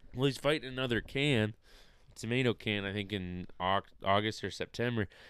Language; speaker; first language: English; native; English